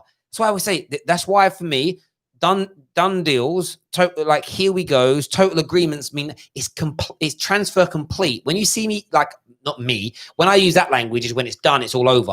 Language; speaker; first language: English; native; English